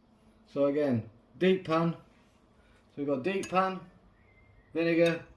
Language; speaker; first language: English; native; English